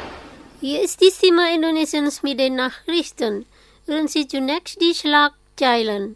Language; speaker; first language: German; non-native, fluent; Indonesian